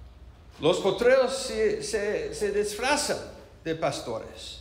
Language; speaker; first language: Spanish; non-native, learner; English